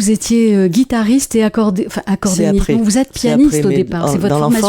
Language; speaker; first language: French; native; French